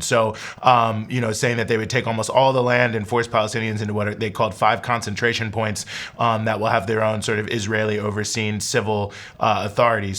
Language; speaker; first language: English; native; English